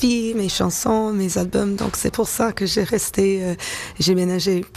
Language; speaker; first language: French; non-native, fluent; English